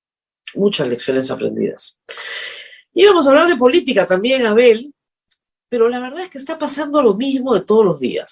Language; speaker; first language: Spanish; native; Spanish